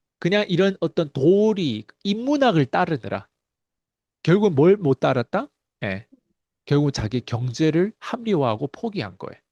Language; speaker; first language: Korean; early bilingual, heritage; Korean